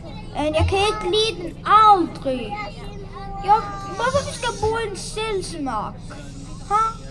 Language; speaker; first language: Danish; early bilingual, other home language; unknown